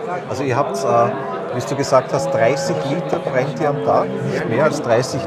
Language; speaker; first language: German; native; German